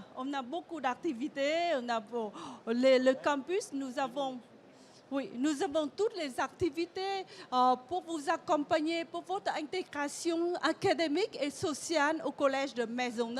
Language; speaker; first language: French; non-native, fluent; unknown